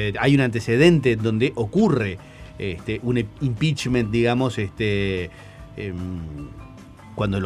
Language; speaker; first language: Spanish; native; Spanish